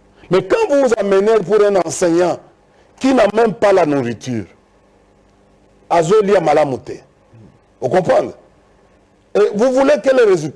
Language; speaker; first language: French; non-native, local second language; Lingala